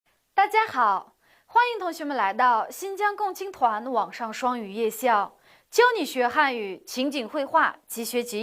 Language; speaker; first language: Chinese; non-native, fluent; Uyghur